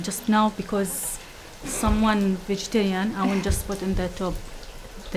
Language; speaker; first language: English; non-native, learner; Arabic